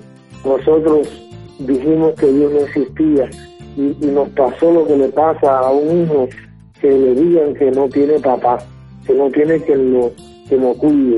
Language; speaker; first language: Spanish; native; Spanish